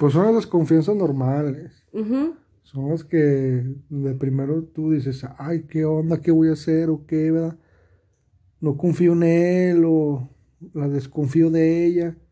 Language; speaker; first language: Spanish; native; Spanish